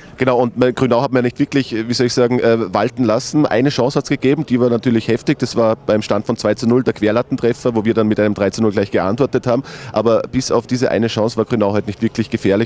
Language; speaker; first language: German; native; German